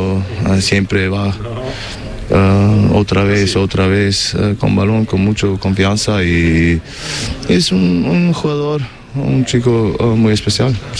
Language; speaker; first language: Spanish; non-native, learner; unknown